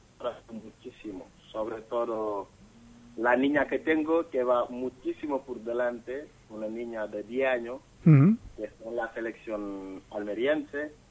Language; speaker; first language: Spanish; non-native, fluent; Wolof